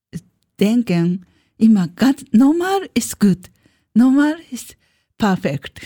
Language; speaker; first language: German; non-native, learner; Japanese